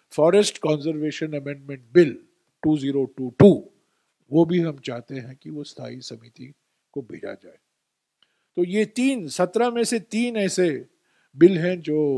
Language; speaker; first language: Hindi; non-native, local second language; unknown